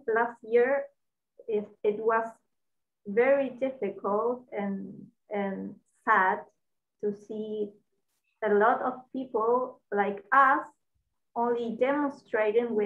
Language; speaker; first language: English; non-native, learner; Spanish